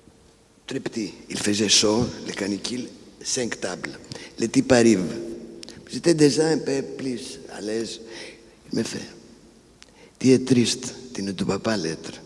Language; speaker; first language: French; non-native, fluent; Greek